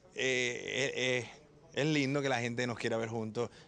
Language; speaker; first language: Spanish; native; Spanish